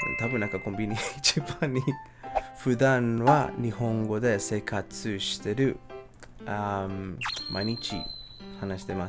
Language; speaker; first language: Japanese; non-native, learner; English